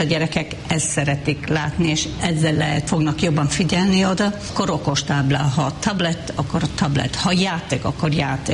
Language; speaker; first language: Hungarian; non-native, fluent; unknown